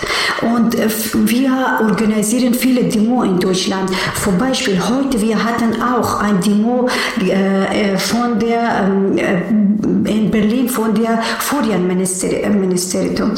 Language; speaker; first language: German; non-native, learner; Persian